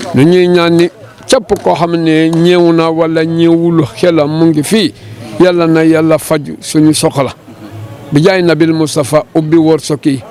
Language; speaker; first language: Wolof; non-native, local second language; Mandingo